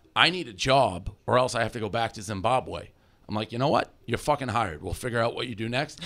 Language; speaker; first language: English; native; English